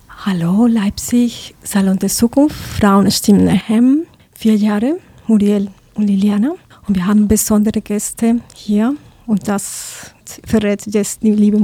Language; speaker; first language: German; non-native, fluent; Spanish